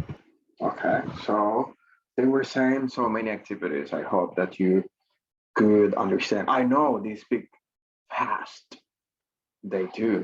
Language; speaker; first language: English; non-native, fluent; Spanish